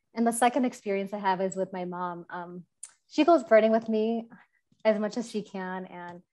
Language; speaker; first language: English; native; English